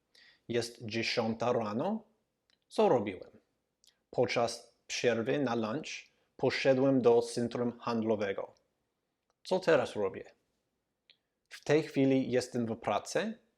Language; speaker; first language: Polish; non-native, learner; English